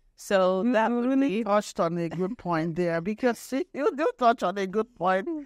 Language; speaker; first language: English; native; English